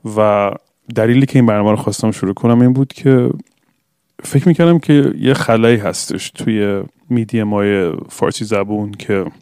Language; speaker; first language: Persian; early bilingual, heritage; English